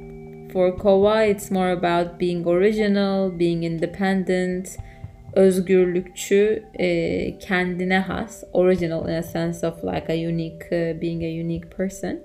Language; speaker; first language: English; non-native, fluent; Turkish